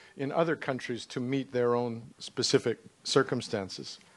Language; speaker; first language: Spanish; non-native, learner; English